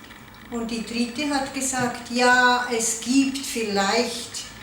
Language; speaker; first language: German; non-native, local second language; Italian